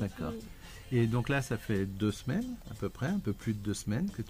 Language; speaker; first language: French; native; French